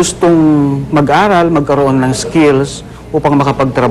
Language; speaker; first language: Filipino; native; Filipino